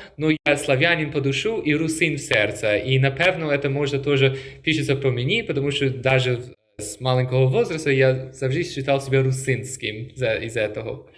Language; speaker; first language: Ukrainian; early bilingual, heritage; Rusyn